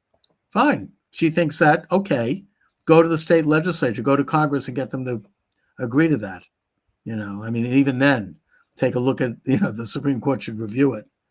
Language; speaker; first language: English; native; English